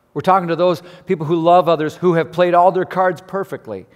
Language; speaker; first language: English; native; English